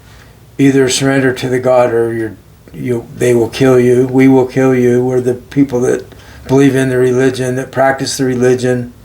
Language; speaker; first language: English; native; English